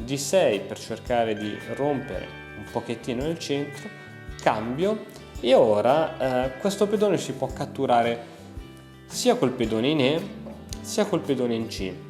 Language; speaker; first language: Italian; native; Italian